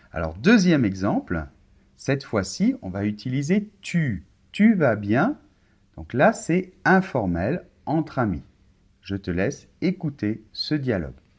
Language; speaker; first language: French; native; French